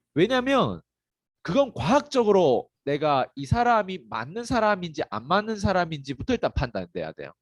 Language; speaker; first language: Korean; native; Korean